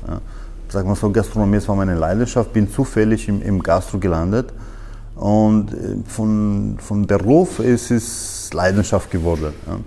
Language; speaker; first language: German; non-native, fluent; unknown